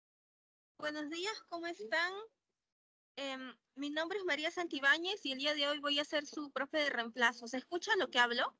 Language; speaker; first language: Spanish; native; Spanish